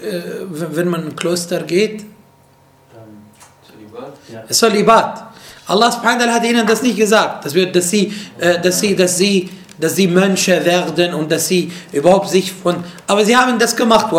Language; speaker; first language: German; non-native, fluent; Arabic